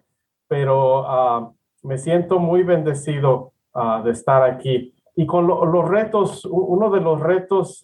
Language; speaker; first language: Spanish; native; Spanish